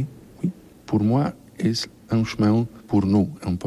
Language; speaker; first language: French; non-native, learner; Polish